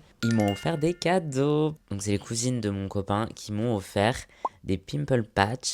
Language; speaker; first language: French; native; French